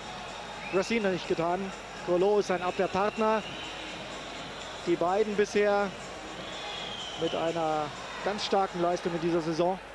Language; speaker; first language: German; native; German